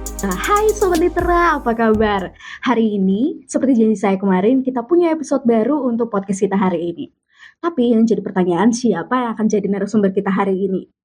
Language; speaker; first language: Indonesian; native; Indonesian